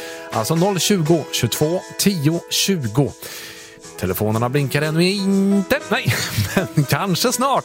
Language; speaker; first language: Swedish; native; Swedish